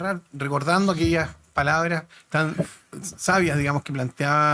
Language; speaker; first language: Spanish; native; Spanish